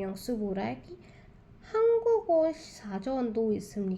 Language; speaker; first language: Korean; non-native, fluent; Hindi